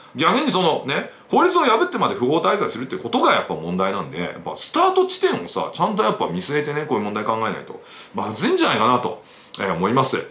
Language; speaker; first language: Japanese; native; Japanese